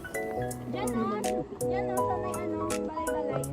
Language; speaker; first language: Filipino; native; Filipino